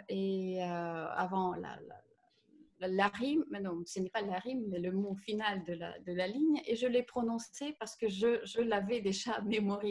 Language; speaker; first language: French; non-native, fluent; Russian